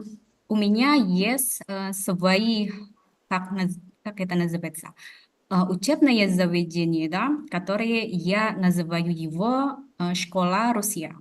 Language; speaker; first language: Russian; non-native, fluent; Indonesian